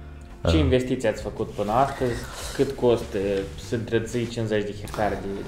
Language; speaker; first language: Romanian; native; Romanian